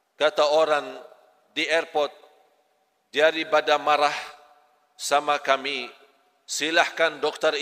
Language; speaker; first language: Malay; non-native, fluent; Arabic